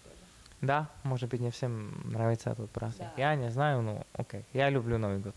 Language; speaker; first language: Russian; non-native, fluent; Slovak